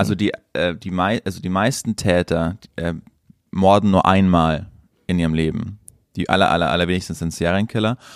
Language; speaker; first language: German; native; German